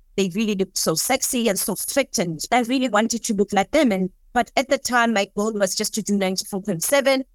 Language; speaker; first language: English; non-native, local second language; Southern Sotho